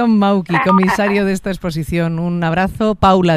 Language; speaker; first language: Spanish; native; Spanish